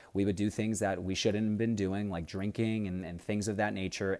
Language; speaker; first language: English; native; English